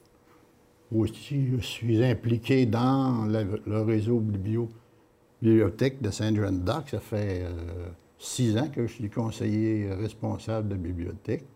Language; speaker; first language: French; native; French